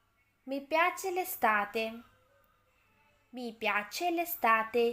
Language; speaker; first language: Italian; non-native, fluent; Urdu